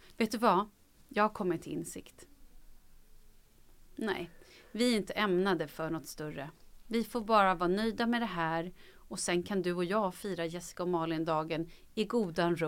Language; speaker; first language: Swedish; native; Swedish